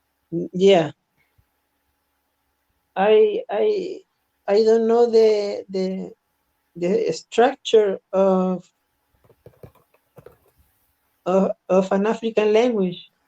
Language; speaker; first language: English; non-native, learner; Spanish